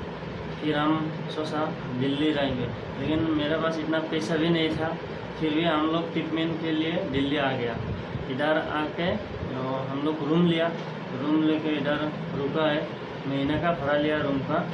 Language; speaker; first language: Hindi; non-native, local second language; Assamese